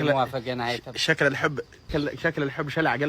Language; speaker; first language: Arabic; native; Arabic